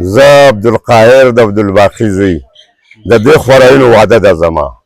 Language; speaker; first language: Pashto; non-native, local second language; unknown